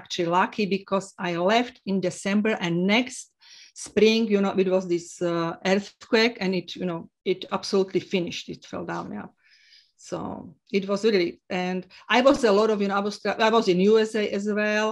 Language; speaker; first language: English; non-native, fluent; Slovak